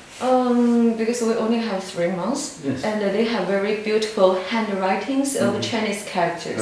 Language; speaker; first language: English; non-native, learner; Chinese